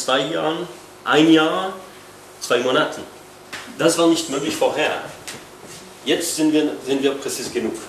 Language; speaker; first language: German; non-native, learner; French